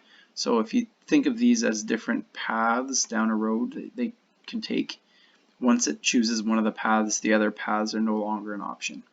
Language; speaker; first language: English; native; English